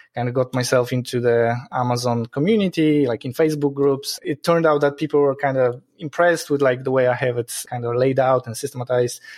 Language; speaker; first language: English; non-native, fluent; Polish